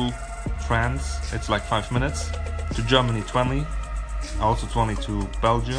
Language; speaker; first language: English; non-native, learner; Luxembourgish